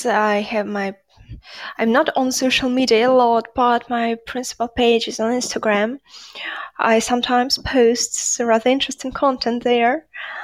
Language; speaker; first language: English; non-native, fluent; Russian